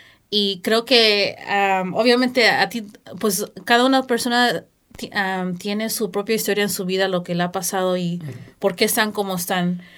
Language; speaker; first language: Spanish; early bilingual, heritage; Spanish